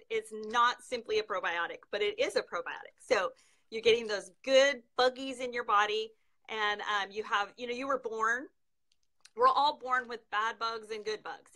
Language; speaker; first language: English; native; English